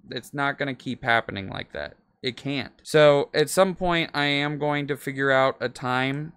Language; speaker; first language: English; native; English